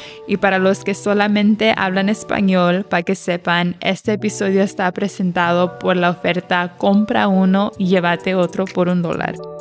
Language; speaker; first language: Spanish; early bilingual, heritage; Spanish